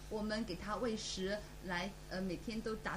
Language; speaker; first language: Chinese; native; Chinese